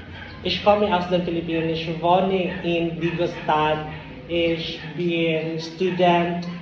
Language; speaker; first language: German; non-native, learner; Cebuano